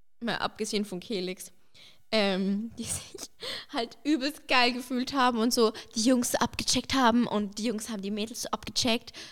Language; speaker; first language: German; early bilingual, other home language; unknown